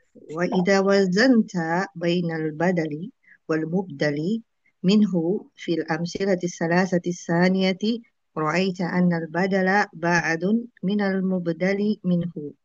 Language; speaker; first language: Arabic; non-native, learner; Indonesian